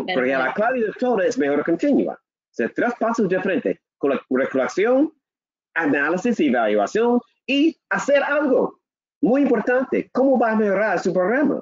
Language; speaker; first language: Spanish; non-native, learner; English